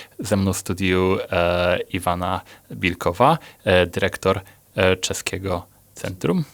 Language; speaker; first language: Polish; native; Polish